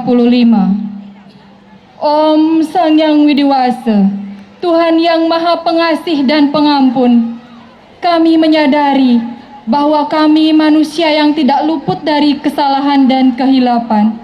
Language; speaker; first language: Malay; non-native, local second language; Balinese